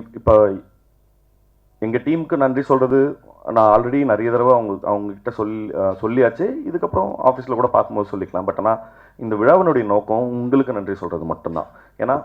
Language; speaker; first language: Tamil; native; Tamil